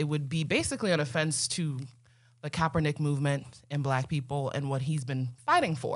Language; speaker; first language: English; non-native, local second language; Akan